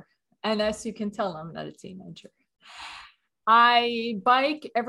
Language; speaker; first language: English; non-native, fluent; Swedish